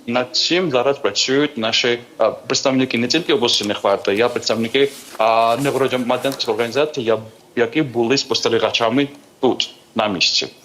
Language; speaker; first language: Ukrainian; non-native, fluent; Georgian